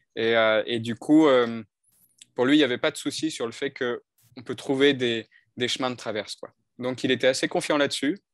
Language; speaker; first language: French; native; French